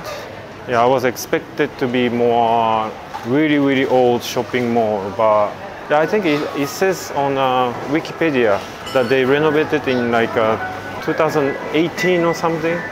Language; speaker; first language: English; non-native, fluent; Japanese